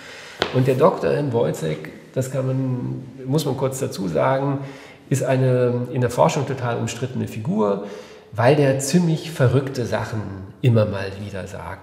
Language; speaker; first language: German; native; German